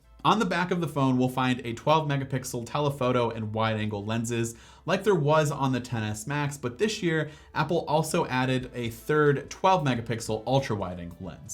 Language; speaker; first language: English; native; English